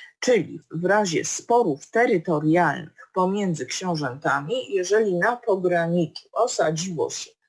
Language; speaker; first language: Polish; native; Polish